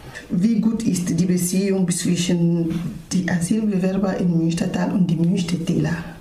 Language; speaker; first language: German; non-native, learner; Ewe